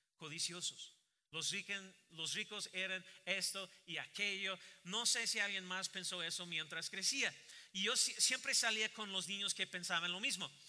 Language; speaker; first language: Spanish; non-native, fluent; English